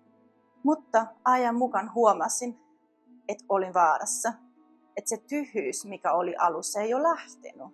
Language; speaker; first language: Finnish; non-native, fluent; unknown